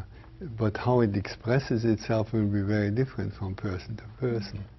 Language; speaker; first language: English; non-native, fluent; German